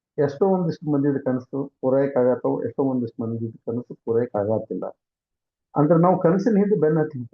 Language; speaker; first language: Kannada; native; Kannada